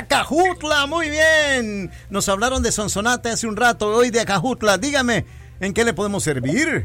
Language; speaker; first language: Spanish; native; Spanish